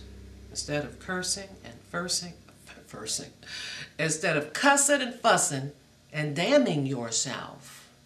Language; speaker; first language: English; native; English